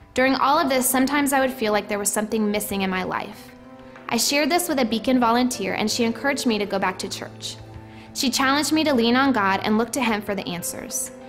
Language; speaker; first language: English; native; English